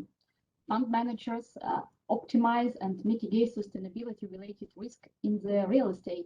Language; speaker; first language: English; non-native, fluent; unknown